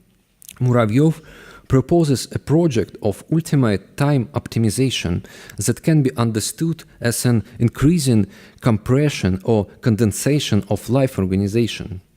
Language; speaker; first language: English; non-native, fluent; Russian